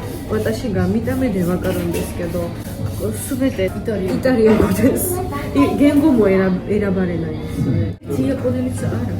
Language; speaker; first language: Japanese; non-native, fluent; Georgian